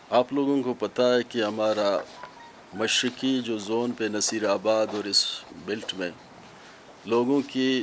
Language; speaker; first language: Urdu; non-native, local second language; Baluchi